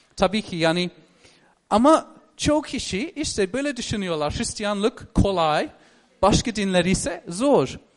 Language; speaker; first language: Turkish; non-native, fluent; English